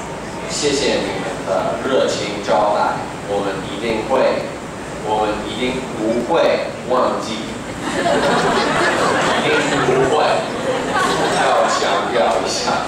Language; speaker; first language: Chinese; non-native, fluent; English